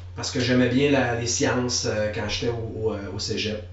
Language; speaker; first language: French; native; French